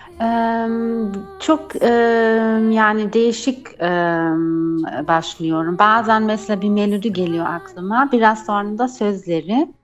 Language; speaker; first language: Turkish; early bilingual, heritage; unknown